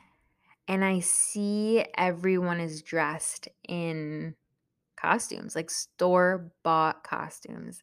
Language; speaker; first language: English; early bilingual, other home language; Spanish